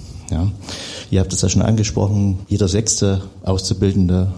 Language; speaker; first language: German; native; German